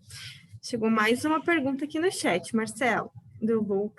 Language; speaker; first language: Portuguese; native; Portuguese